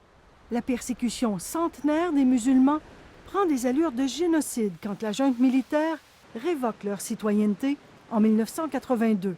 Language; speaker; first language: French; native; French